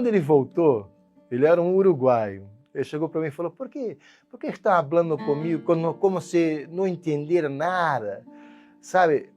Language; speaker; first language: Portuguese; native; Portuguese